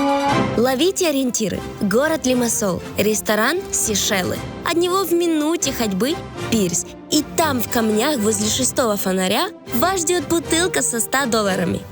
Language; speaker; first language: Russian; native; Russian